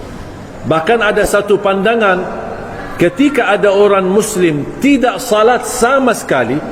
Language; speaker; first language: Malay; non-native, fluent; Arabic